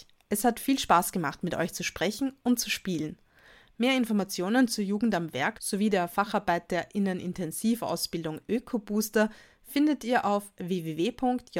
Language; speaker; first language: German; native; German